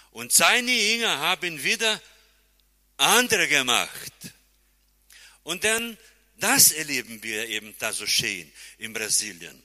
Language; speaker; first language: German; non-native, fluent; Portuguese